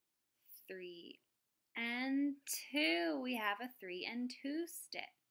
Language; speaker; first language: English; native; English